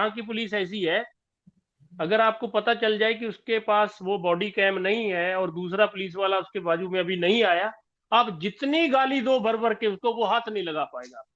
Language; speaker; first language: Hindi; non-native, local second language; Punjabi